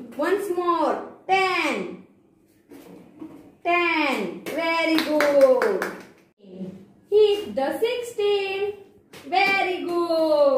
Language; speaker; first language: English; non-native, local second language; Gujarati